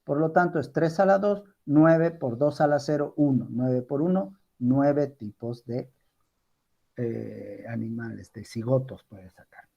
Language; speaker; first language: Spanish; native; Spanish